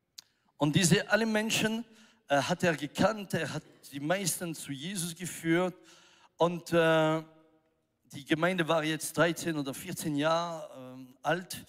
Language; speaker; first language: German; non-native, fluent; French